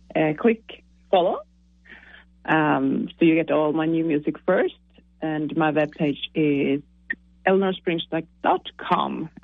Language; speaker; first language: English; non-native, fluent; Swedish